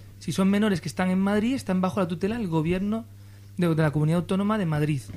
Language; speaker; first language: Spanish; native; Spanish